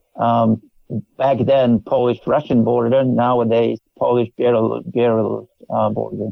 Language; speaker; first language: English; non-native, fluent; Polish